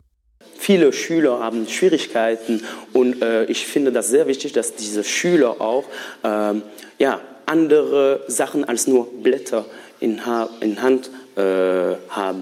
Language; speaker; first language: German; non-native, local second language; French